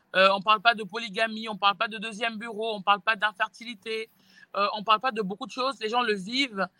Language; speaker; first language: French; native; French